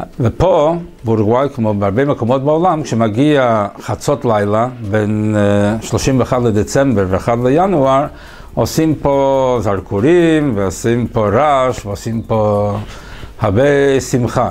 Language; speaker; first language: Hebrew; early bilingual, heritage; English